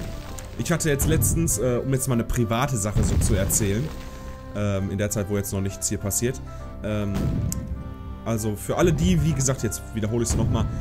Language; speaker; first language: German; native; German